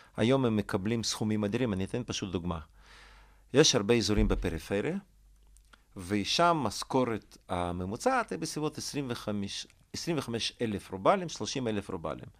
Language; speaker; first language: Hebrew; non-native, fluent; Russian